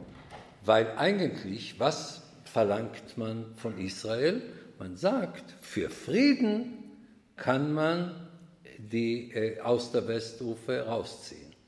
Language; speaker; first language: German; non-native, fluent; Hebrew